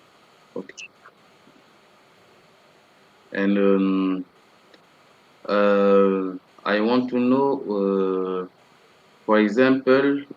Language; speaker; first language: English; non-native, learner; French